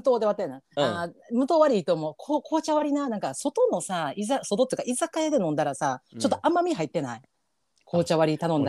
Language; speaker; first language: Japanese; native; Japanese